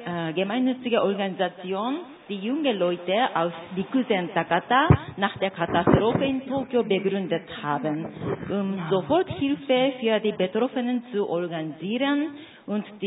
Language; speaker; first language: German; non-native, fluent; Japanese